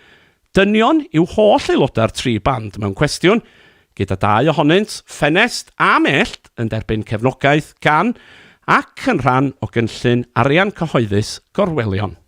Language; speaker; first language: Welsh; native; Welsh